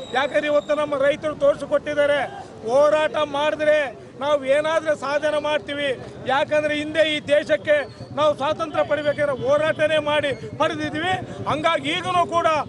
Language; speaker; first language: Kannada; native; Kannada